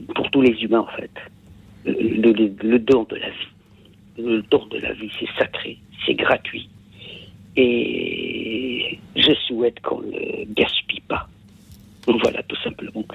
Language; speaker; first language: French; non-native, local second language; Kabyle